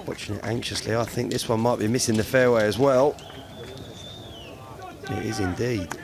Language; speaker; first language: English; native; English